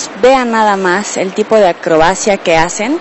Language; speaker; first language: Spanish; native; Spanish